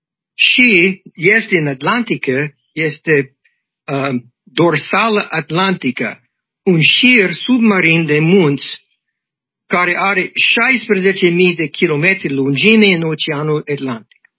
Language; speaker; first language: Romanian; non-native, learner; English